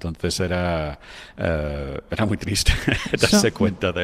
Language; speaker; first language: Spanish; non-native, fluent; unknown